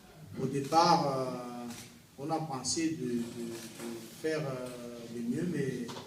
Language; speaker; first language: French; non-native, local second language; Malagasy